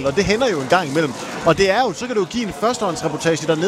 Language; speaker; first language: Danish; native; Danish